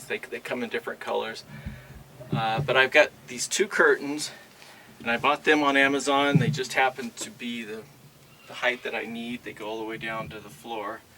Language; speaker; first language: English; native; English